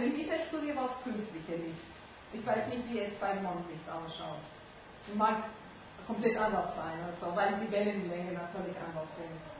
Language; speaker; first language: German; non-native, fluent; Spanish